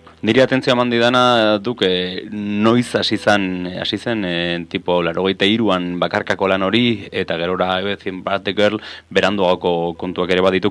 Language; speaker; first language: Basque; native; Basque